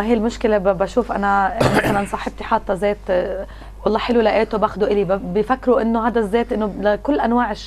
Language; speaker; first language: Arabic; native; Arabic